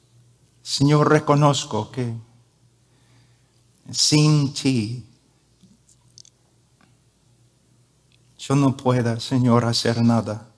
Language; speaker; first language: Spanish; non-native, fluent; English